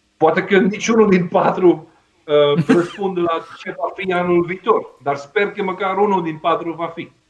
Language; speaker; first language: Romanian; non-native, fluent; Dutch